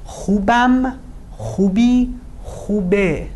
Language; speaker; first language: Persian; non-native, fluent; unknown